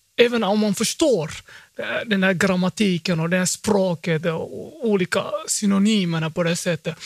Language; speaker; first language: Swedish; early bilingual, other home language; Somali